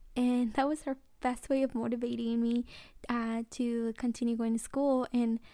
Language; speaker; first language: English; early bilingual, other home language; Mixtepec Mixtec